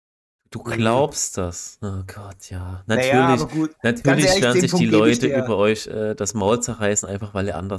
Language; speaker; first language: German; native; German